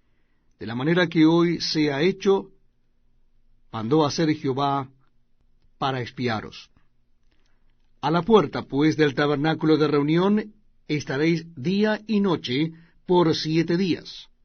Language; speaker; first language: Spanish; native; Spanish